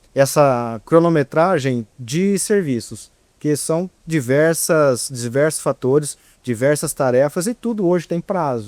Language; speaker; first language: Portuguese; native; Portuguese